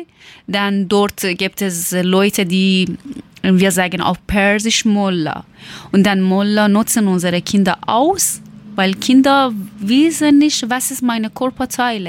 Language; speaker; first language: German; non-native, learner; Persian